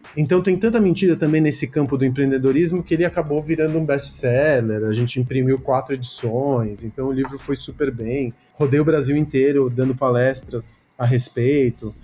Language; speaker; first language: Portuguese; early bilingual, other home language; Spanish